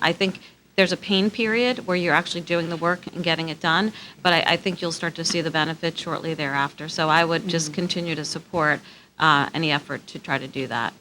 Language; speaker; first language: English; native; English